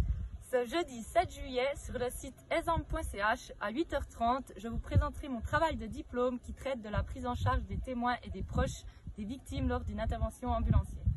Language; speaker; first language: French; native; French